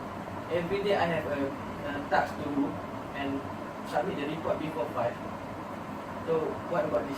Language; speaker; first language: English; non-native, learner; Malay